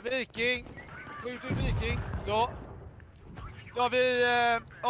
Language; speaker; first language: Swedish; native; Swedish